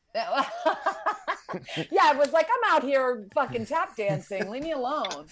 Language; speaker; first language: English; native; English